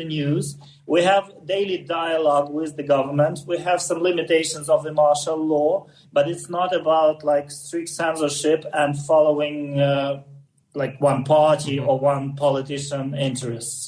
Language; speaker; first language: English; non-native, fluent; Russian